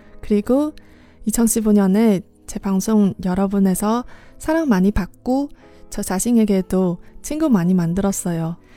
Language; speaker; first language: Korean; non-native, fluent; Chinese